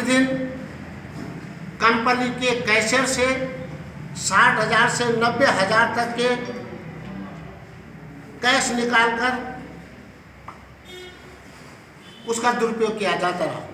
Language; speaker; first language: Hindi; native; Hindi